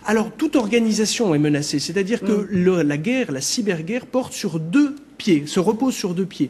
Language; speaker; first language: French; native; French